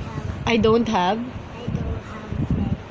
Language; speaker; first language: English; non-native, learner; Filipino